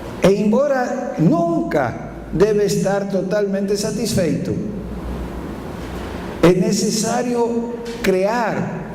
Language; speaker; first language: Portuguese; non-native, fluent; Spanish